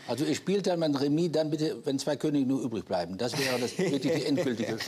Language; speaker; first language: German; native; German